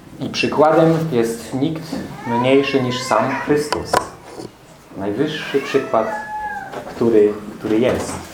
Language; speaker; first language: Polish; non-native, fluent; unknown